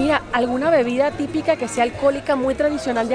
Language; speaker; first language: Spanish; native; Spanish